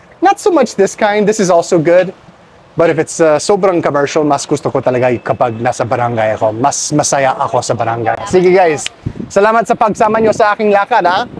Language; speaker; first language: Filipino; non-native, fluent; English